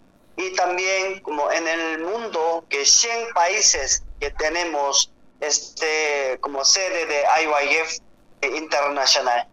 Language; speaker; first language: Spanish; non-native, learner; Korean